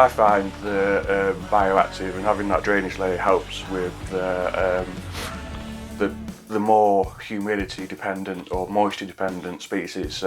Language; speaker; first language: English; native; English